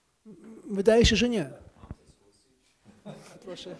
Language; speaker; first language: Polish; non-native, fluent; Ukrainian